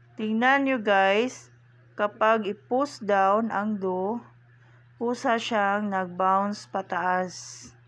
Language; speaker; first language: Filipino; non-native, local second language; Cebuano